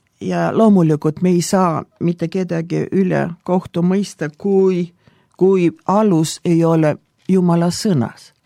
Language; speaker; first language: Estonian; non-native, local second language; Russian